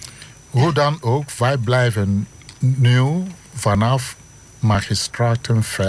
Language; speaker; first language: Dutch; non-native, learner; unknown